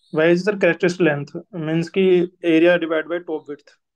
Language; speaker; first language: Hindi; native; Hindi